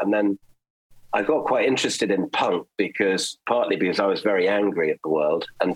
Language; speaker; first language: English; early bilingual, other home language; German